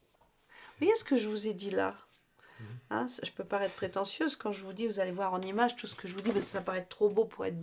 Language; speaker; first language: French; native; French